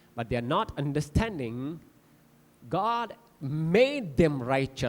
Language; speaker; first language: English; non-native, local second language; Telugu